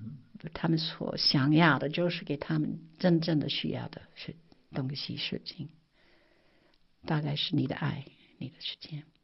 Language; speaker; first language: Chinese; non-native, fluent; English